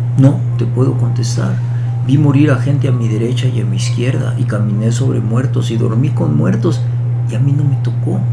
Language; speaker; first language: Spanish; early bilingual, other home language; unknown